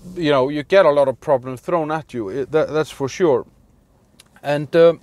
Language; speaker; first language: English; non-native, fluent; Icelandic